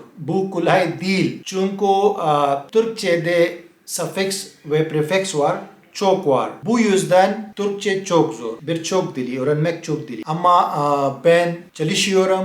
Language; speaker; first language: Turkish; non-native, learner; Pashto